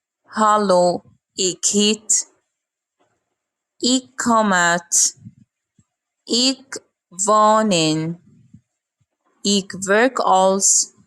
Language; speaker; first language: Dutch; non-native, learner; Arabic